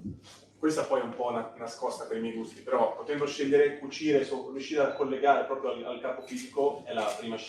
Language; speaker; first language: Italian; native; Italian